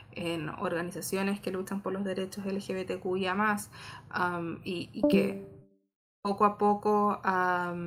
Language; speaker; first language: Spanish; native; Spanish